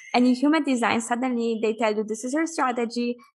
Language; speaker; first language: English; non-native, fluent; Polish